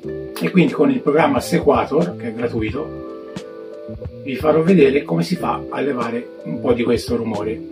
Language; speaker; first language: Italian; native; Italian